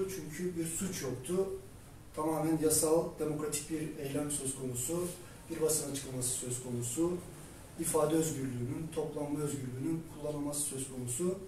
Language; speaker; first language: Turkish; native; Turkish